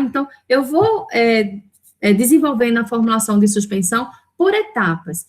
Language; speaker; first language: Portuguese; native; Portuguese